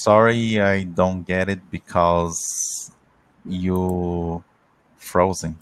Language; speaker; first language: English; non-native, learner; Portuguese